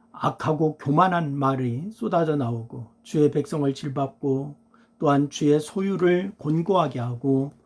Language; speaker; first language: Korean; native; Korean